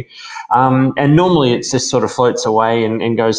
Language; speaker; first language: English; native; English